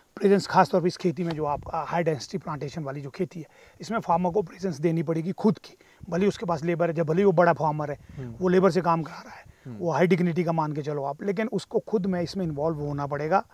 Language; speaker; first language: Hindi; native; Hindi